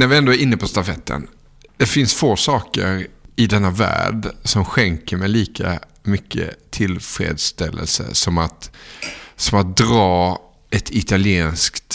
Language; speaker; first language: Swedish; native; Swedish